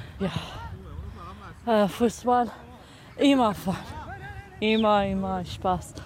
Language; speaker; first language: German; non-native, learner; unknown